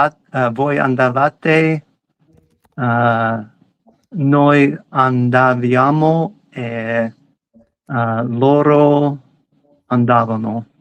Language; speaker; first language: Italian; non-native, learner; English